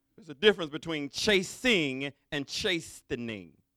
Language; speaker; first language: English; native; English